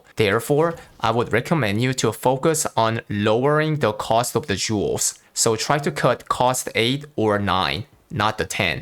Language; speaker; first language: English; non-native, fluent; Korean